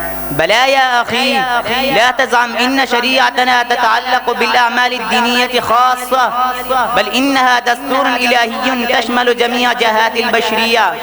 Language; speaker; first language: Arabic; non-native, learner; Urdu